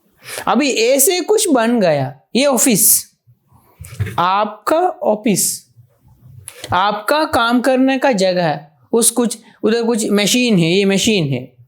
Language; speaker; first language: Hindi; non-native, fluent; Sinhala